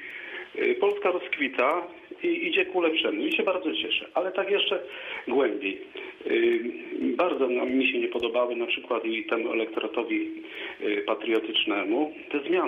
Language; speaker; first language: Polish; native; Polish